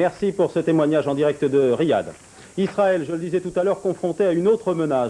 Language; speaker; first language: French; native; French